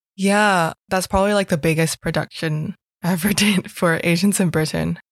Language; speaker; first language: English; non-native, local second language; Cantonese